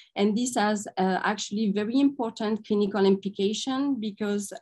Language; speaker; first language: English; non-native, fluent; French